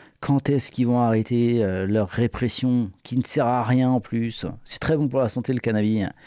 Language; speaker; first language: French; native; French